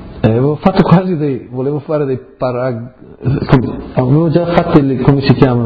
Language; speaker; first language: Italian; early bilingual, heritage; Friulian